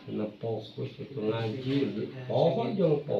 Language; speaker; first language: Indonesian; native; Indonesian